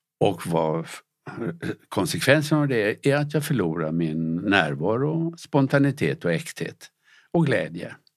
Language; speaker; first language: Swedish; native; Swedish